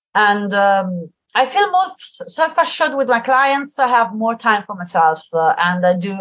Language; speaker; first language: English; non-native, fluent; Italian